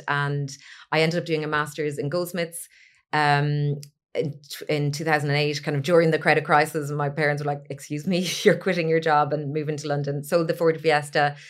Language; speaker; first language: English; native; English